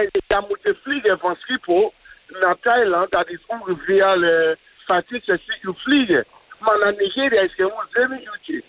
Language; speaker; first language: Dutch; non-native, learner; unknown